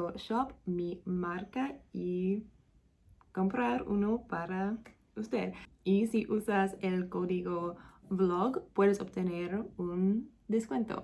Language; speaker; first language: Spanish; non-native, learner; English